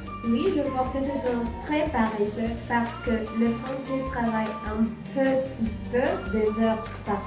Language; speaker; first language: French; non-native, learner; Spanish